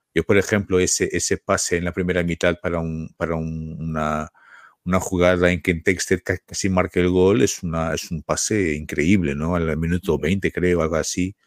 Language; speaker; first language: Spanish; non-native, fluent; Portuguese